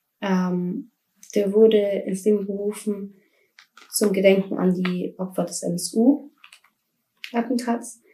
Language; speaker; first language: German; native; German